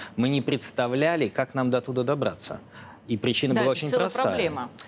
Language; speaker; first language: Russian; native; Russian